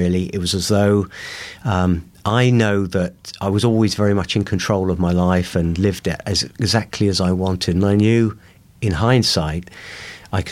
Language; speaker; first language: English; native; English